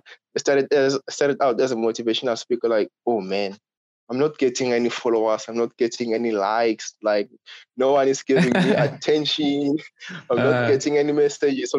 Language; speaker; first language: English; non-native, local second language; Swati